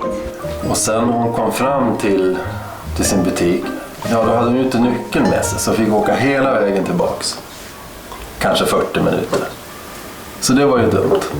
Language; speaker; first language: Swedish; native; Swedish